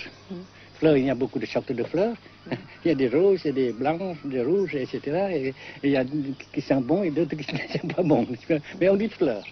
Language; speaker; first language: French; non-native, local second language; Vietnamese